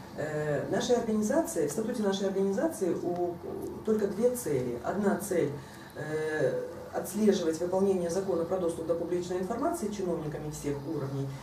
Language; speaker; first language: Russian; non-native, local second language; Ukrainian